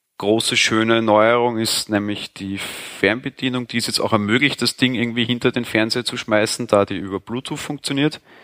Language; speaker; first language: German; native; German